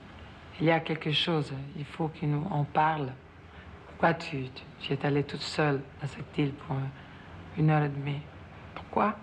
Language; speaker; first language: French; non-native, fluent; Italian